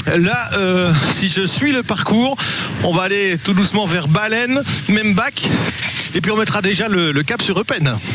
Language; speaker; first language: French; native; French